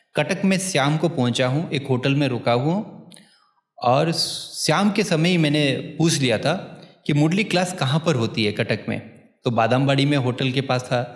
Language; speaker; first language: Hindi; non-native, local second language; Odia